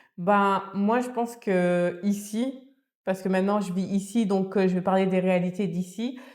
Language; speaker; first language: French; early bilingual, other home language; Wolof